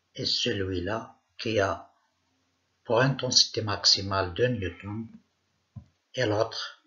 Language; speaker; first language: French; non-native, local second language; Arabic